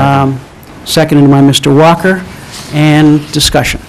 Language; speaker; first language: English; native; English